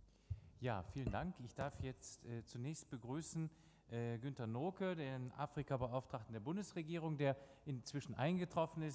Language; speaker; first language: German; native; German